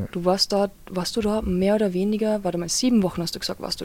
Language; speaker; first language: German; native; German